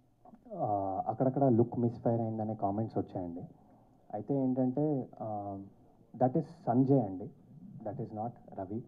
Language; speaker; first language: Telugu; native; Telugu